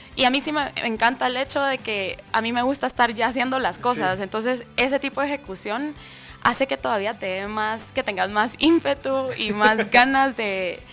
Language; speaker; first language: Spanish; native; Spanish